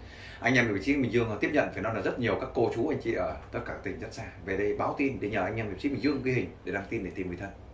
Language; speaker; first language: Vietnamese; native; Vietnamese